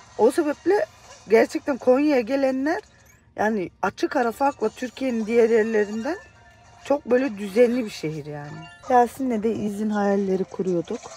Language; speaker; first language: Turkish; native; Turkish